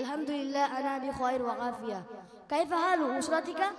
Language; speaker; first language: Arabic; non-native, learner; Bangla